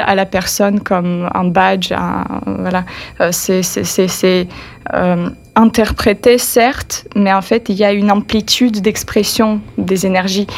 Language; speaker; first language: French; non-native, fluent; Russian